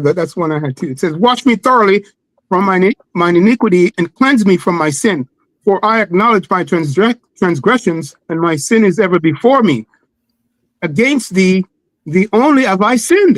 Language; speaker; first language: English; native; English